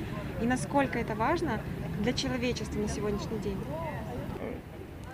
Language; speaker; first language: Russian; native; Russian